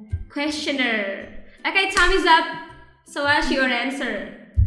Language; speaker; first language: English; non-native, fluent; Indonesian